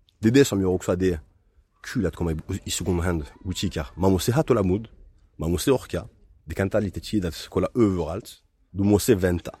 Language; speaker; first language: Swedish; non-native, fluent; French